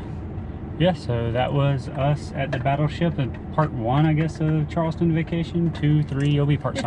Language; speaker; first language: English; native; English